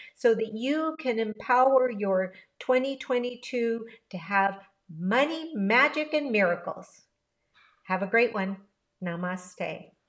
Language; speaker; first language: English; early bilingual, other home language; Spanish